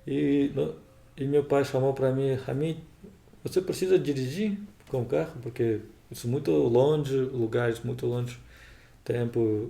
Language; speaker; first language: Portuguese; non-native, learner; Russian